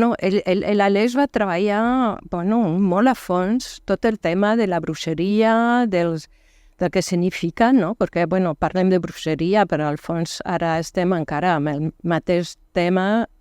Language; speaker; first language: Catalan; non-native, fluent; French